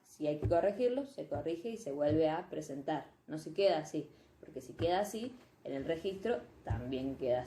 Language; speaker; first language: Spanish; native; Spanish